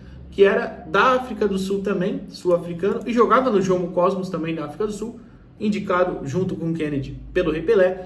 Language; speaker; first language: Portuguese; native; Portuguese